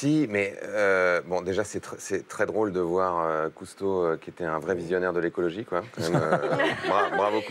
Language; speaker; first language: French; native; French